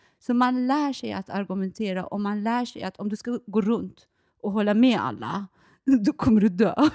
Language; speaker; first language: Swedish; non-native, fluent; Persian